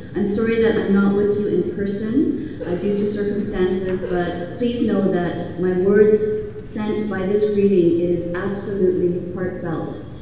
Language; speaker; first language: English; native; English